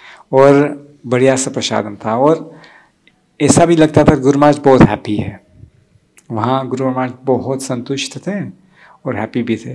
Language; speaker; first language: Hindi; early bilingual, heritage; Hindi